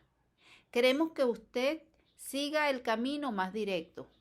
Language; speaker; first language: Spanish; native; Spanish